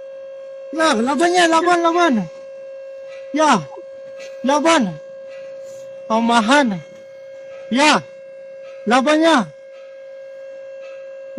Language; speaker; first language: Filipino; non-native, local second language; Cebuano